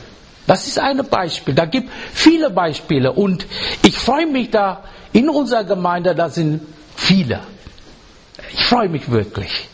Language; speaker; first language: German; non-native, fluent; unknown